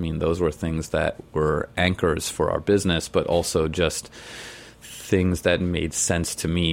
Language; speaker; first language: English; native; English